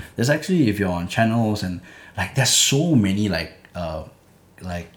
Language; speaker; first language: English; native; English